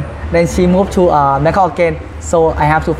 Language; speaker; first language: English; non-native, learner; Thai